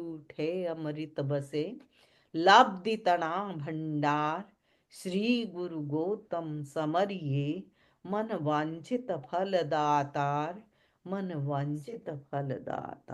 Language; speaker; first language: Hindi; native; Hindi